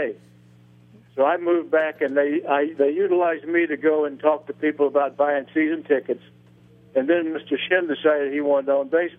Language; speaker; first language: English; native; English